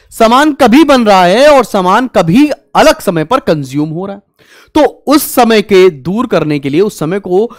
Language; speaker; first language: Hindi; native; Hindi